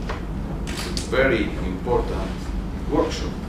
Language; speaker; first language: English; non-native, learner; Italian